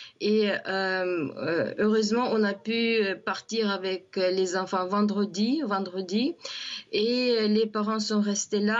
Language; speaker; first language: French; non-native, fluent; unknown